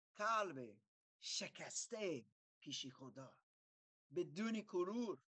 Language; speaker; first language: Persian; non-native, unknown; German